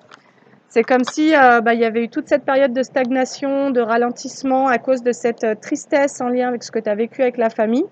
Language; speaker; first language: French; native; French